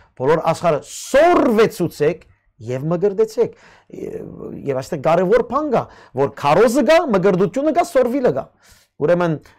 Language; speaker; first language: Armenian; early bilingual, heritage; Armenian